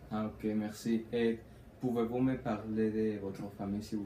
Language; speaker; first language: French; non-native, learner; Spanish